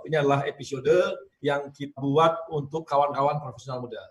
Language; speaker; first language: Indonesian; native; Indonesian